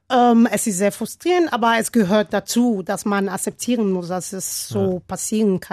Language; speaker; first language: German; non-native, learner; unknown